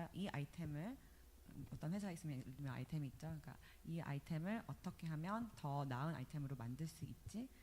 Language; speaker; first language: Korean; early bilingual, other home language; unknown